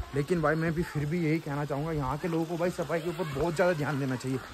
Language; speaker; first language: Hindi; native; Hindi